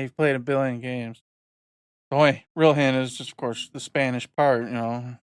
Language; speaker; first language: English; native; English